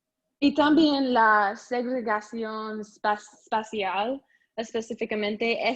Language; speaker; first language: Spanish; non-native, learner; English